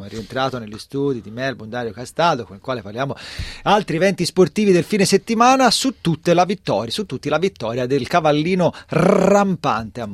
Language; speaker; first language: Italian; native; Italian